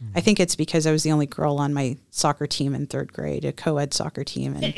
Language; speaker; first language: English; native; English